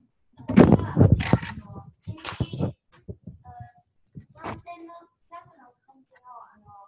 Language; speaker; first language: Japanese; non-native, learner; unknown